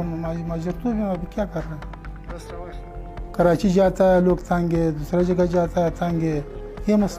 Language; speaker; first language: Hindi; non-native, learner; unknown